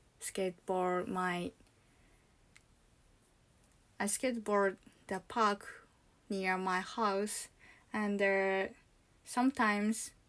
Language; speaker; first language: English; non-native, learner; Japanese